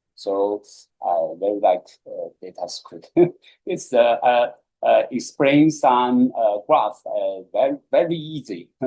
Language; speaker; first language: English; non-native, learner; Chinese